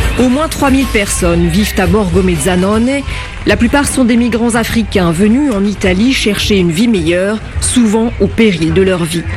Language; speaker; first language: French; native; French